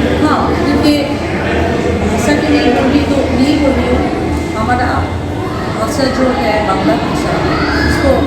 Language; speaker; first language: Hindi; non-native, local second language; Bangla